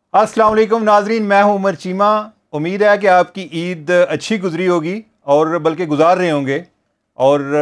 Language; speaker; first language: Urdu; non-native, local second language; Punjabi